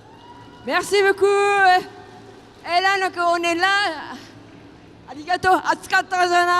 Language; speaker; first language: French; non-native, fluent; Japanese